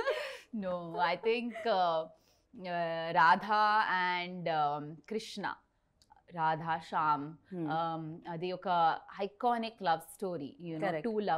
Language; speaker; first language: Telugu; non-native, learner; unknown